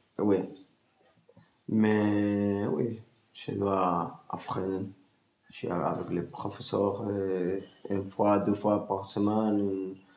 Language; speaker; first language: French; non-native, learner; Spanish